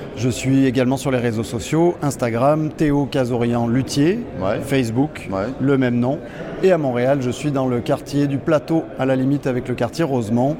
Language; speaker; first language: French; native; French